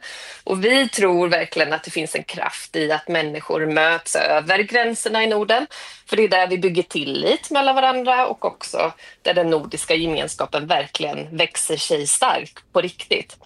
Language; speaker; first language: Swedish; native; Swedish